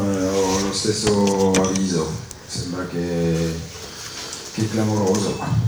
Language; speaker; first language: Italian; non-native, fluent; French